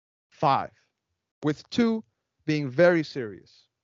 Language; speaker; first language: English; native; English